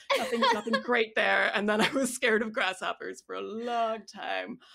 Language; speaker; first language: English; native; English